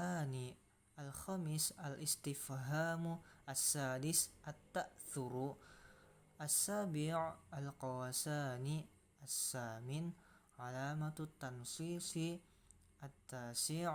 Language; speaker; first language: Arabic; non-native, learner; Indonesian